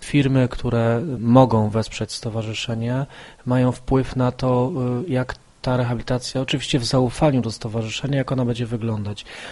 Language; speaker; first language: Polish; native; Polish